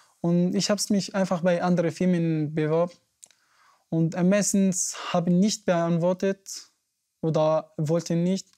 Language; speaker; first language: German; non-native, learner; Arabic